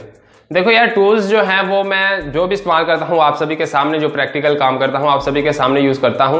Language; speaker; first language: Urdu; non-native, local second language; Punjabi